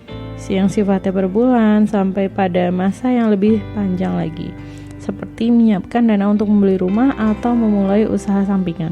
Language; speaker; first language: Indonesian; native; Indonesian